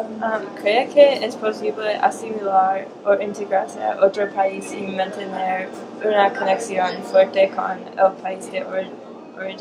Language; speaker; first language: Spanish; non-native, fluent; English